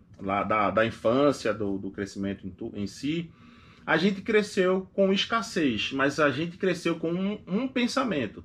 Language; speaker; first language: Portuguese; native; Portuguese